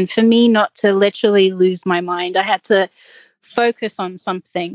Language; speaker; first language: English; native; English